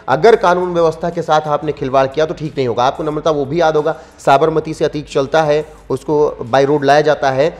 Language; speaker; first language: Hindi; native; Hindi